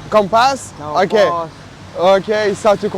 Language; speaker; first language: Indonesian; non-native, learner; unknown